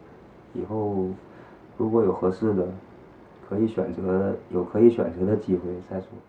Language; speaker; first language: Chinese; native; Chinese